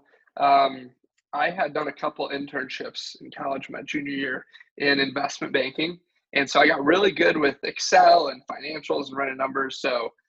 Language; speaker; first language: English; native; English